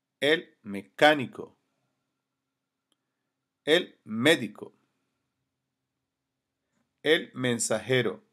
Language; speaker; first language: Spanish; non-native, learner; English